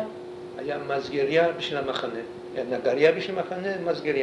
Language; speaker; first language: Hebrew; non-native, fluent; Polish